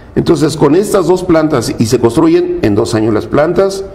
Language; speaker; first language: Spanish; native; Spanish